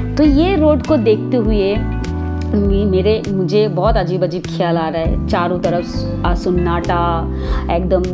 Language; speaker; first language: Hindi; non-native, local second language; Marathi